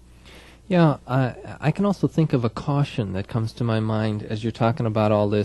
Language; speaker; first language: English; native; English